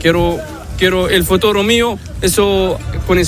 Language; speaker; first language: Spanish; non-native, learner; Arabic